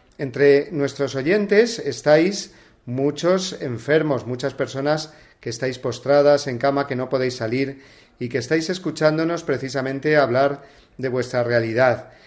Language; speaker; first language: Spanish; native; Spanish